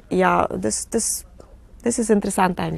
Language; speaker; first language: German; non-native, fluent; Russian